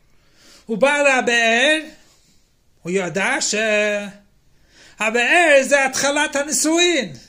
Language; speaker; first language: Hebrew; non-native, fluent; English